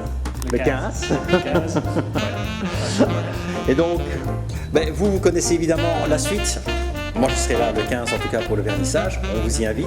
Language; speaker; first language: French; native; French